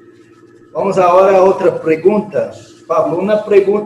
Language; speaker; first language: Spanish; non-native, fluent; Portuguese